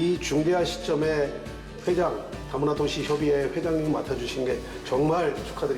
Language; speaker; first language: Korean; native; Korean